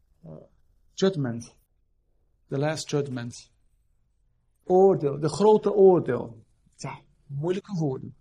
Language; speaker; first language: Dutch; non-native, fluent; Portuguese